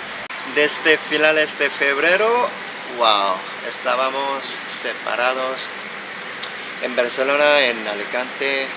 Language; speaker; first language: Spanish; non-native, fluent; Korean